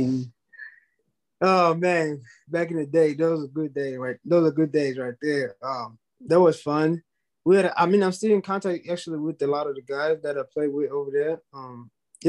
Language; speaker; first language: English; non-native, local second language; Zulu